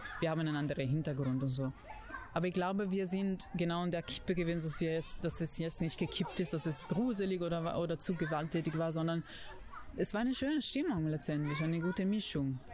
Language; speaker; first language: German; non-native, fluent; Italian